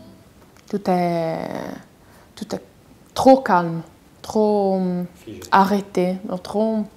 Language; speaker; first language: French; non-native, fluent; Italian